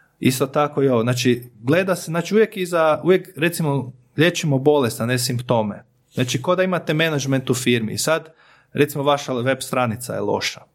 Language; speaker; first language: Croatian; native; Croatian